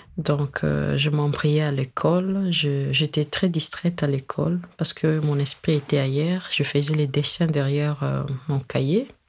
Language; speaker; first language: French; non-native, local second language; Lingala